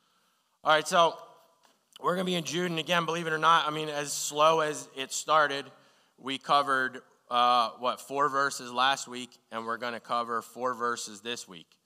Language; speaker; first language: English; native; English